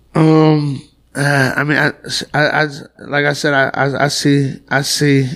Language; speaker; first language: English; native; English